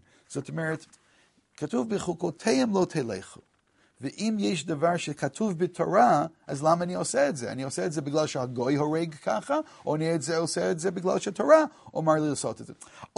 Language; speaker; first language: Hebrew; non-native, fluent; English